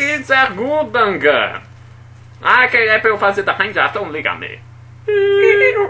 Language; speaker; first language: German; non-native, learner; Portuguese